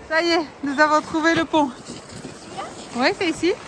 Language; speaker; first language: French; native; French